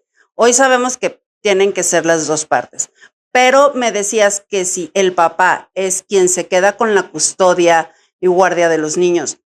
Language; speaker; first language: Spanish; native; Spanish